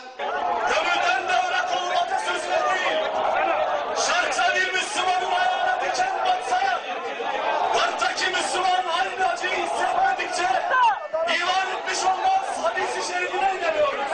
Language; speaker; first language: Turkish; native; Turkish